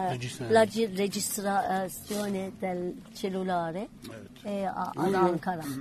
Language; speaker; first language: Italian; non-native, learner; Kurdish